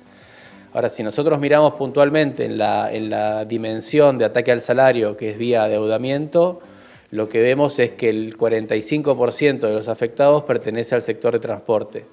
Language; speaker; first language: Spanish; native; Spanish